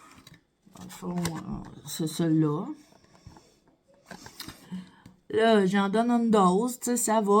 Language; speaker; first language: French; native; French